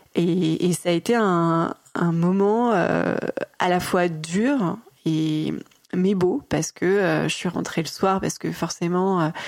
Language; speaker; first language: French; native; French